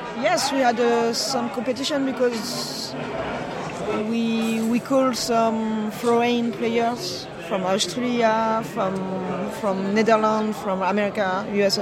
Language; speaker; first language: English; non-native, fluent; French